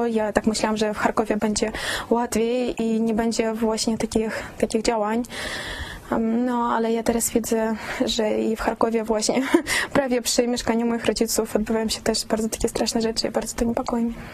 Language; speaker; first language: Polish; non-native, fluent; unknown